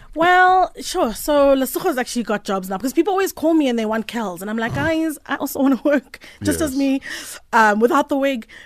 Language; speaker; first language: English; native; English